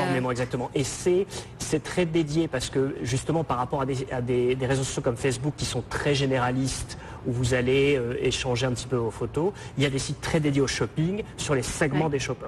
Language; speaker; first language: French; native; French